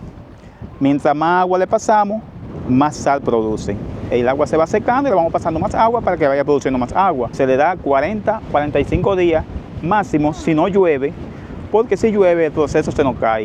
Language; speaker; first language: Spanish; native; Spanish